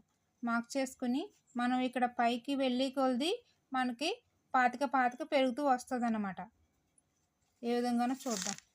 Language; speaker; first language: Telugu; native; Telugu